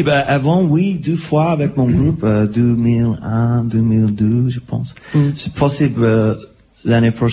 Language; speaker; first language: French; non-native, learner; English